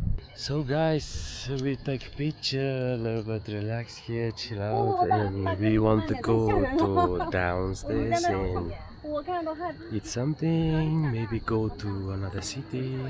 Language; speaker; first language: English; non-native, learner; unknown